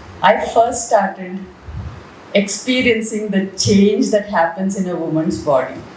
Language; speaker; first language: English; non-native, local second language; Malayalam